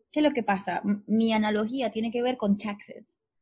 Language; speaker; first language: Spanish; native; Spanish